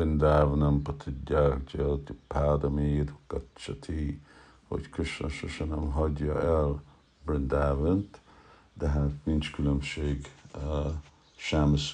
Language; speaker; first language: Hungarian; early bilingual, heritage; Hungarian